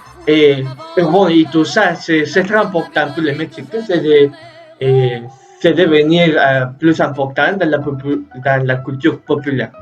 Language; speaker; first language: French; non-native, learner; Spanish